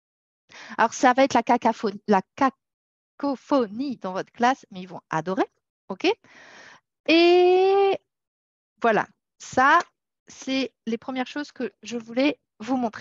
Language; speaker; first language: French; native; French